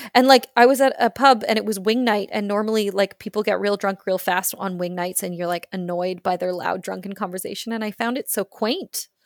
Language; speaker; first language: English; native; English